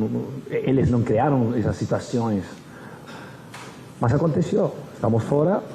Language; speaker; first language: Portuguese; non-native, fluent; Spanish